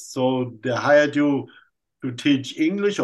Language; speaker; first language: English; non-native, fluent; German